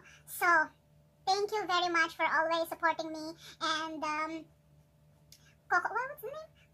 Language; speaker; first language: English; non-native, local second language; Filipino